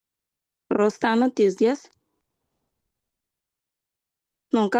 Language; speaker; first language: Russian; non-native, learner; Portuguese